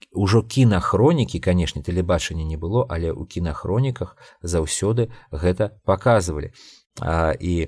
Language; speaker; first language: Belarusian; non-native, local second language; Russian